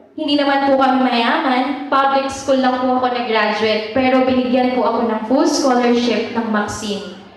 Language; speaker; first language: Filipino; native; Filipino